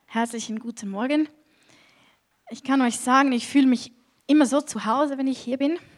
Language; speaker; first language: German; native; German